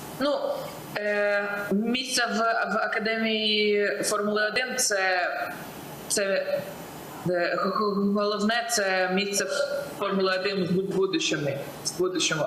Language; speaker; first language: Ukrainian; non-native, local second language; Russian